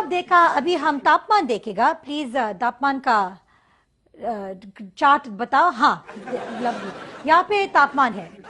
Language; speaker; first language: Hindi; early bilingual, heritage; English